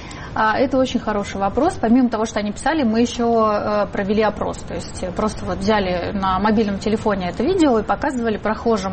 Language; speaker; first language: Russian; native; Russian